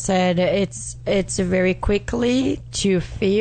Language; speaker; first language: English; non-native, fluent; Portuguese